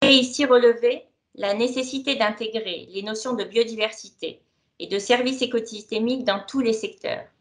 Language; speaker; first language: French; non-native, local second language; Arabic